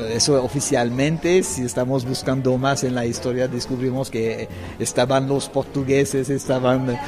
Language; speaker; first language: Spanish; non-native, fluent; French